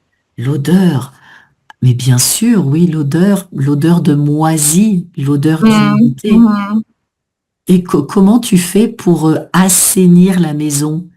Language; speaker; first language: French; native; French